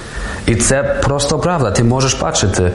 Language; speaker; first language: Ukrainian; non-native, learner; German